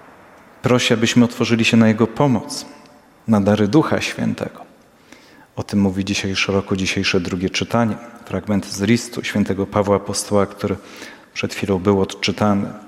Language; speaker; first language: Polish; native; Polish